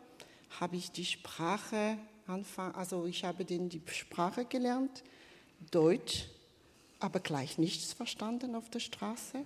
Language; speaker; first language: German; non-native, fluent; Malagasy